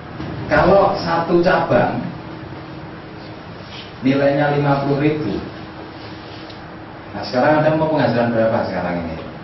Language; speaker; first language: Indonesian; native; Indonesian